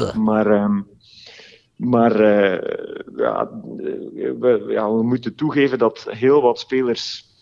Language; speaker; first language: Dutch; native; Dutch